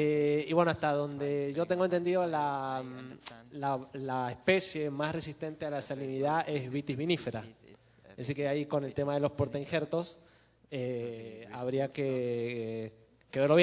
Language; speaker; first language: Spanish; native; Spanish